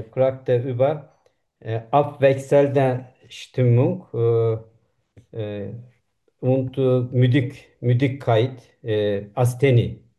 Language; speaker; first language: German; non-native, learner; Turkish